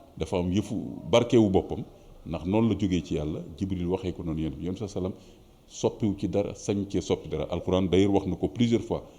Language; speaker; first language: Wolof; native; Wolof